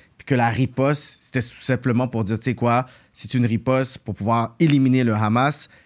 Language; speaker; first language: French; native; French